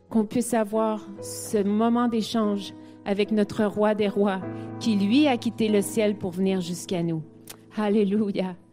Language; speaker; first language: French; native; French